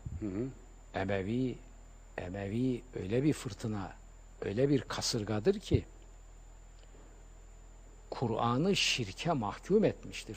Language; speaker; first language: Turkish; native; Turkish